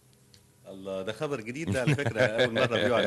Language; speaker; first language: Arabic; native; Arabic